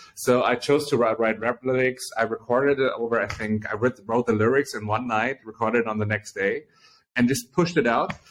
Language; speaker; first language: English; early bilingual, other home language; Chinese